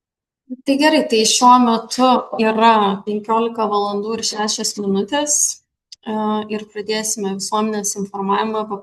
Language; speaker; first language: Lithuanian; native; Lithuanian